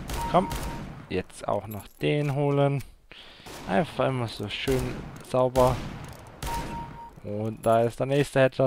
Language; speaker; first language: German; native; German